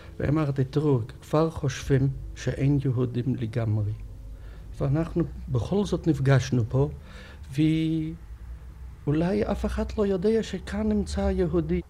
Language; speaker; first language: Hebrew; non-native, fluent; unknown